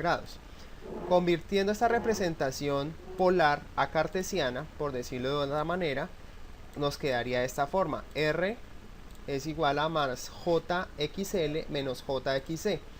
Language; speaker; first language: Spanish; native; Spanish